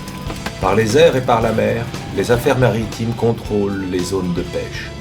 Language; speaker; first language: French; native; French